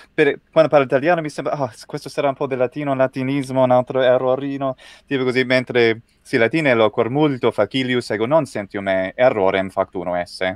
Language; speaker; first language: Italian; non-native, fluent; English